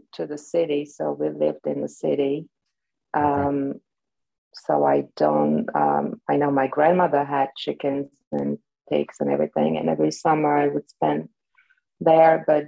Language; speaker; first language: English; non-native, fluent; Slovak